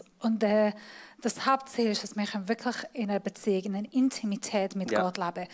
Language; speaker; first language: German; non-native, fluent; Persian